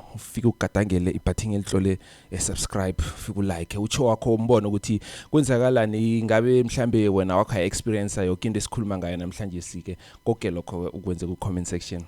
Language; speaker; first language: Zulu; non-native, local second language; South Ndebele